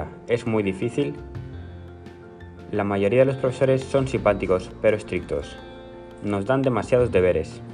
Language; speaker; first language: Spanish; non-native, learner; English